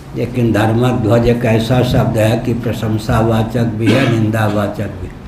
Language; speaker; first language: Hindi; non-native, local second language; Maithili